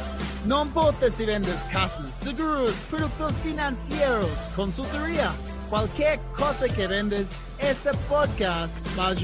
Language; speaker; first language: Spanish; non-native, fluent; English